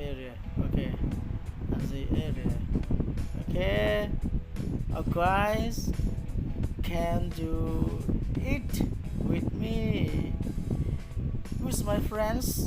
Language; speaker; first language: English; non-native, learner; Khmer